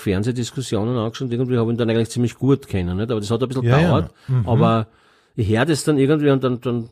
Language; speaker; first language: German; native; German